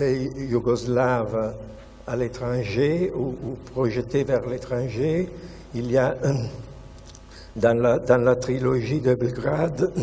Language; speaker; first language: French; non-native, fluent; Italian